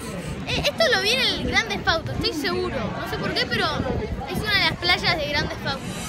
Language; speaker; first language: Spanish; native; Spanish